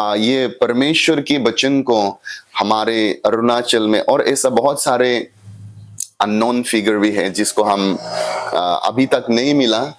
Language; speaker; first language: Hindi; non-native, local second language; Assamese